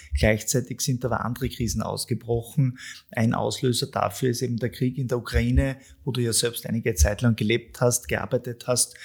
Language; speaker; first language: German; native; German